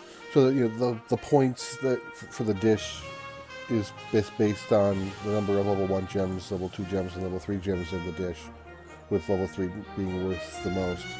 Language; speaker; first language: English; native; English